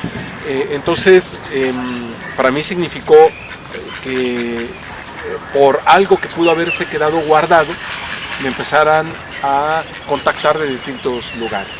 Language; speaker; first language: Spanish; native; Spanish